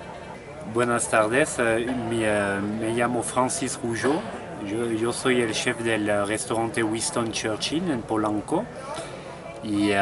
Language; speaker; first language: Spanish; non-native, fluent; French